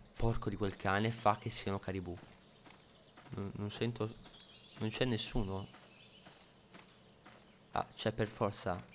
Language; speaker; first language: Italian; native; Italian